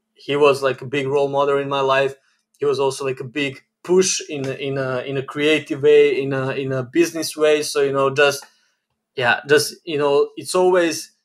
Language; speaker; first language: English; non-native, fluent; Serbian